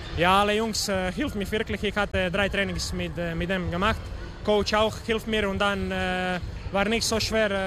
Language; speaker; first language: German; non-native, learner; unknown